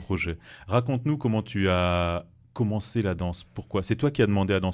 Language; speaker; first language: French; native; French